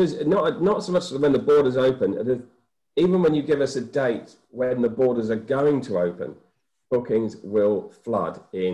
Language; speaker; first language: English; native; English